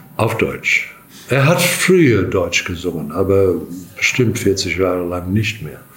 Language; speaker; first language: German; non-native, fluent; English